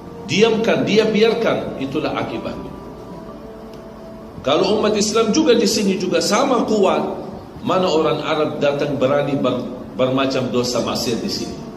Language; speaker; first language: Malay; non-native, fluent; Arabic